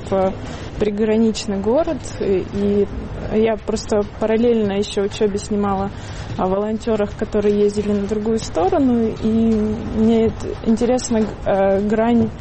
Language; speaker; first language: Russian; native; Russian